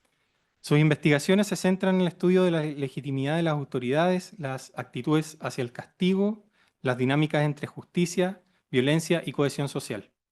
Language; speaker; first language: Spanish; native; Spanish